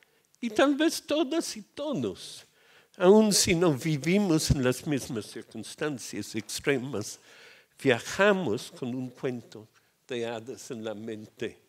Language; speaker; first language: Spanish; non-native, fluent; English